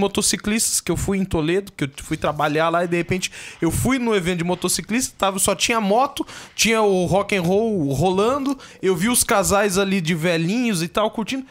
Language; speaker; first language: Portuguese; native; Portuguese